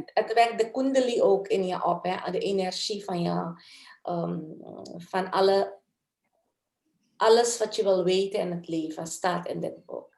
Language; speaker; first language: Dutch; non-native, local second language; Caribbean Hindustani